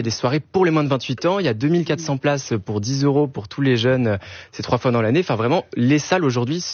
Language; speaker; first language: French; native; French